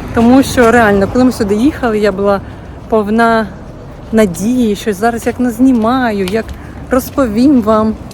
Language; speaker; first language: Ukrainian; native; Ukrainian